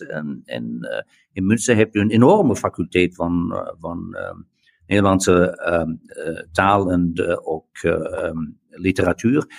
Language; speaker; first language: Dutch; non-native, learner; German